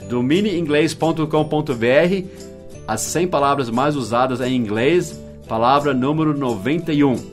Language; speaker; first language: Portuguese; non-native, fluent; English